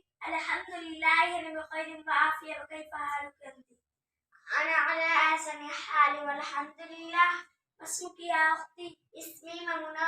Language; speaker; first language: Arabic; non-native, learner; Urdu